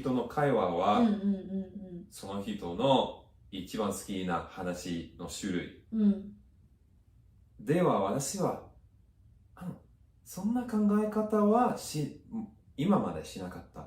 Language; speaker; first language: Japanese; non-native, fluent; English